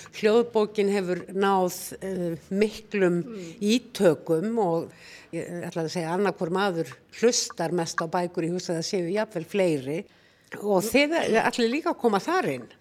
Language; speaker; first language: Icelandic; native; Icelandic